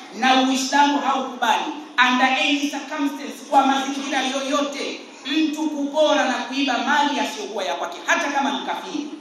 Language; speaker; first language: Swahili; native; Swahili